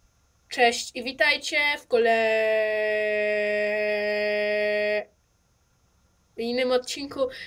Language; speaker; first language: Polish; native; Polish